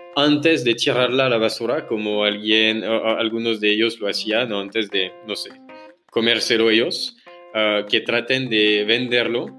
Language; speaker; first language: Spanish; non-native, fluent; French